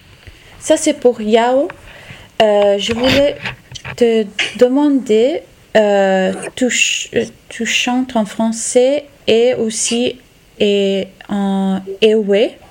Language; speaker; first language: French; non-native, fluent; Italian